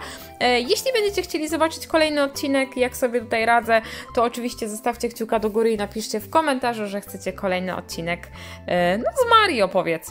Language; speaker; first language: Polish; native; Polish